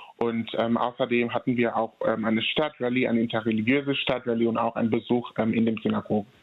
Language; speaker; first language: German; non-native, fluent; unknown